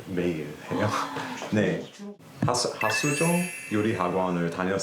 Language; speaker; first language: Korean; non-native, learner; English